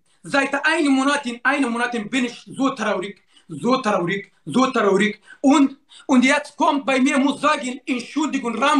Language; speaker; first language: German; non-native, learner; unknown